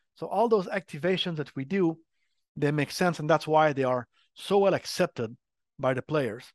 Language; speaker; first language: English; non-native, fluent; French